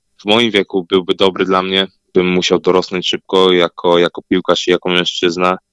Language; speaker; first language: Polish; early bilingual, heritage; Polish